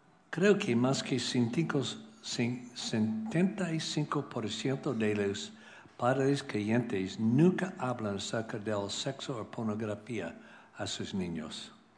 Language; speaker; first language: Spanish; non-native, learner; English